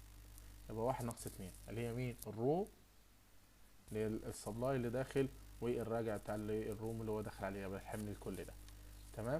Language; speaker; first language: Arabic; native; Arabic